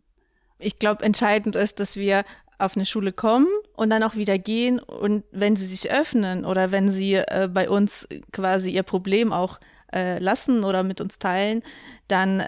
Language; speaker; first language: German; native; German